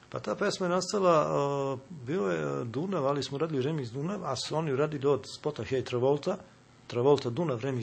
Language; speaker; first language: Serbian; native; Serbian